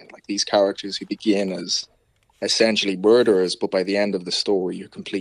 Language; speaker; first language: English; native; English